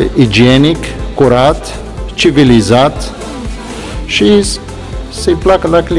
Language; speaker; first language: Romanian; non-native, fluent; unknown